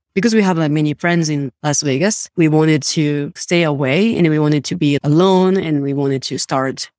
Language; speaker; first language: English; non-native, fluent; Japanese